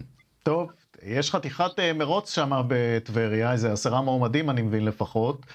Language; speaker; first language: Hebrew; native; Hebrew